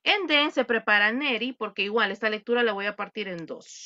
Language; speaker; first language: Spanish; native; Spanish